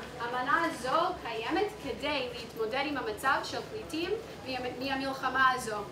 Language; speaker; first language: Hebrew; non-native, fluent; English